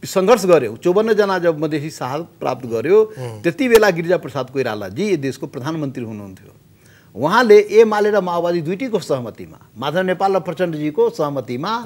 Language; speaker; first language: Nepali; non-native, local second language; Maithili